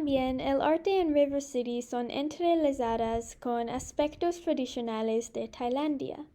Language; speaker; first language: Spanish; non-native, learner; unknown